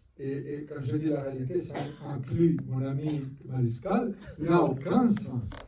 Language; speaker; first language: French; non-native, fluent; Spanish